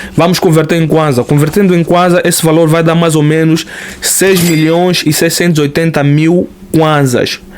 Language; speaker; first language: Portuguese; native; Portuguese